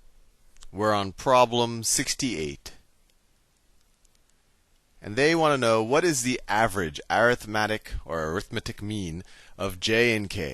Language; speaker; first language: English; native; English